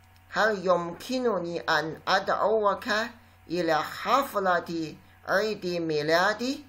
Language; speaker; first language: Arabic; non-native, learner; Chinese